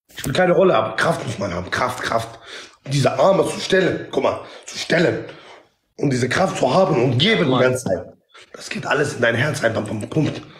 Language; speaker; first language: German; non-native, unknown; Kurdish